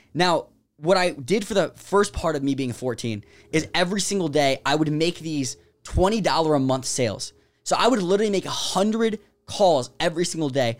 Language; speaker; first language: English; native; English